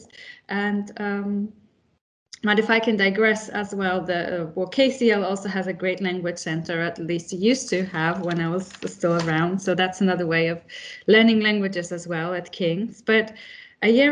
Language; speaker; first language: English; non-native, fluent; Polish